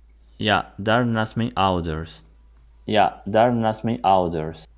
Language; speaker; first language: Dutch; non-native, learner; Spanish